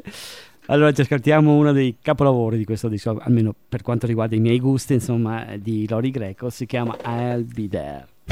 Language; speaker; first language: Italian; native; Italian